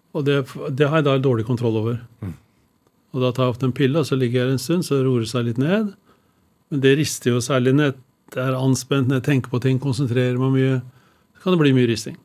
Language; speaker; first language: Norwegian; native; Norwegian